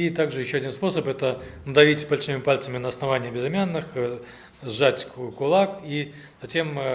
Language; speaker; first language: Russian; native; Russian